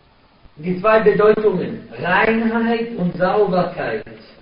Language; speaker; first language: German; non-native, fluent; Arabic